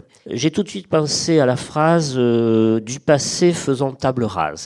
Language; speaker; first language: French; native; French